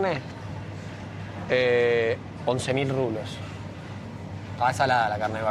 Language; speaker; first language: Spanish; native; Spanish